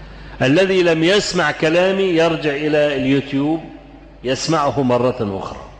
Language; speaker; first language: Arabic; native; Arabic